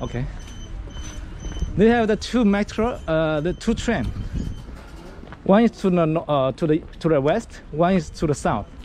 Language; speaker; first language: English; non-native, learner; Chinese